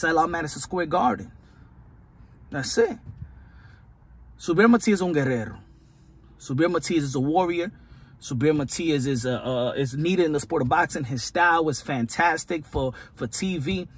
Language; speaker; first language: English; early bilingual, other home language; Spanish